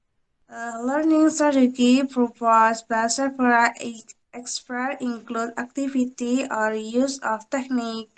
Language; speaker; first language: English; non-native, learner; Indonesian